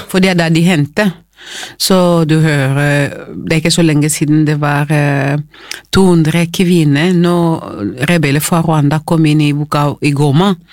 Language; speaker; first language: Norwegian; non-native, fluent; Swahili